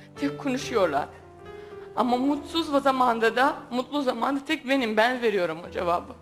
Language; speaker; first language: Turkish; non-native, learner; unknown